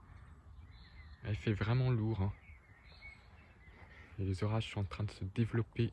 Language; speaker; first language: French; native; French